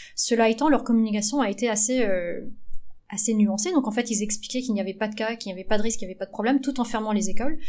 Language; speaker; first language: French; early bilingual, other home language; Vietnamese